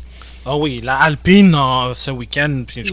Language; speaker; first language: French; native; French